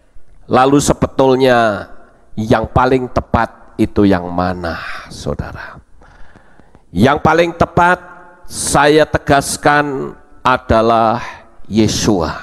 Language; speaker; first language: Indonesian; native; Indonesian